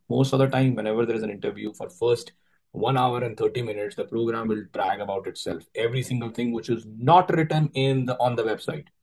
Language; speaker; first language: English; non-native, local second language; Urdu